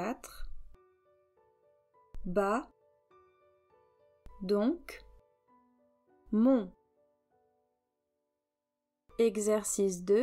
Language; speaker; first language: French; native; French